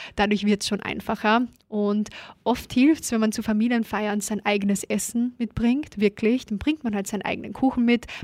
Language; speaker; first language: German; native; German